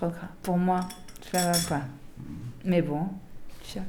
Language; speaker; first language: French; non-native, learner; Portuguese